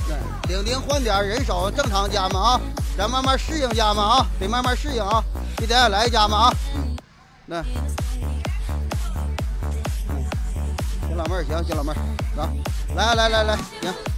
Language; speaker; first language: Chinese; native; Chinese